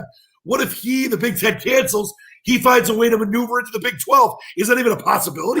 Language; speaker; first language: English; native; English